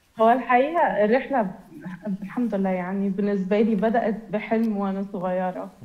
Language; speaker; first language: Egyptian Arabic; native; Egyptian Arabic